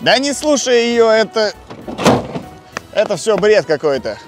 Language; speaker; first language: Russian; native; Russian